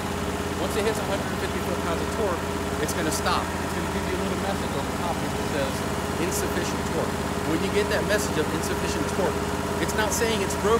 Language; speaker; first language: English; native; English